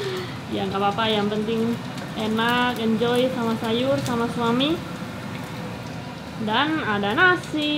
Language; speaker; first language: Indonesian; non-native, fluent; Spanish